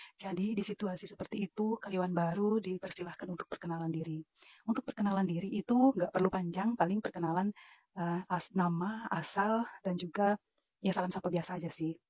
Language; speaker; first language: Indonesian; native; Indonesian